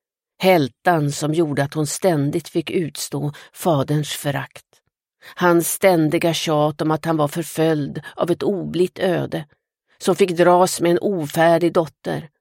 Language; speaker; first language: Swedish; native; Swedish